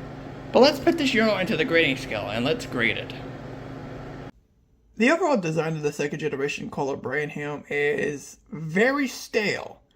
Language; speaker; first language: English; native; English